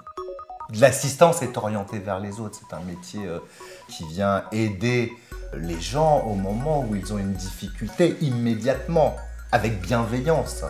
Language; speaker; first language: French; native; French